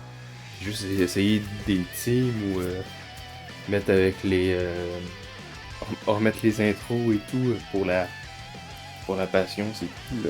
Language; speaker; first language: French; native; French